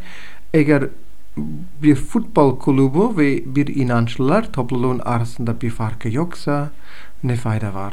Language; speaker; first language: Turkish; non-native, fluent; Bulgarian